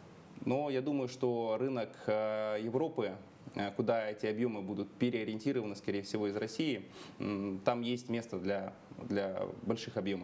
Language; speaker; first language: Russian; native; Russian